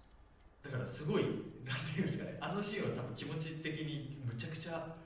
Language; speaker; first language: Japanese; native; Japanese